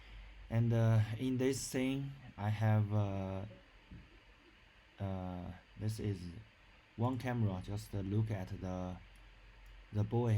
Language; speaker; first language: English; non-native, learner; Chinese